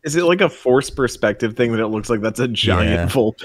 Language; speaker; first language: English; native; English